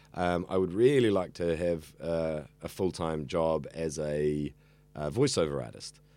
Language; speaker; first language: English; native; English